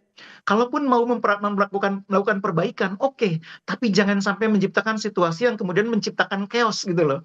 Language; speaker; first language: Indonesian; native; Indonesian